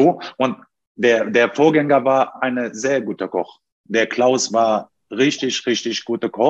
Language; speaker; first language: German; non-native, learner; Turkish